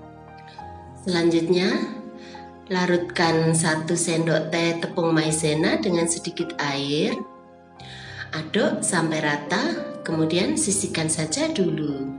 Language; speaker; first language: Indonesian; native; Indonesian